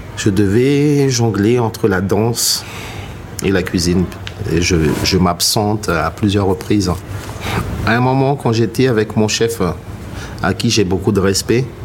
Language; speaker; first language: French; non-native, local second language; Malagasy